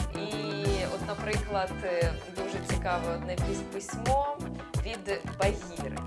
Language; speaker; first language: Ukrainian; non-native, local second language; Russian